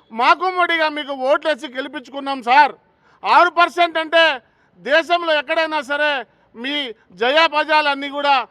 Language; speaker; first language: Telugu; non-native, local second language; Lambadi